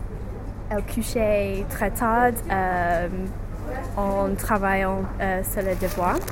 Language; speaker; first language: French; non-native, learner; English